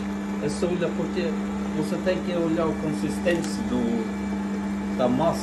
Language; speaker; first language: Portuguese; non-native, fluent; Norwegian